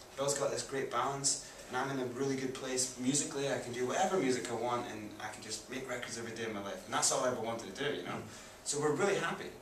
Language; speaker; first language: English; native; English